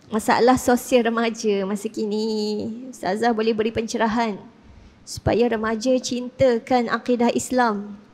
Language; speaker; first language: Malay; native; Malay